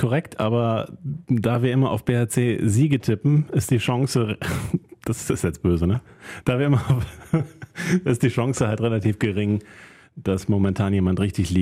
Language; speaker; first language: German; native; German